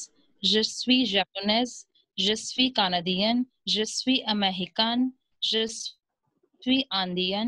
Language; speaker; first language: French; non-native, learner; Hindi